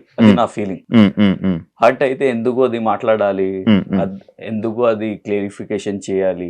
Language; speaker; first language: Telugu; non-native, local second language; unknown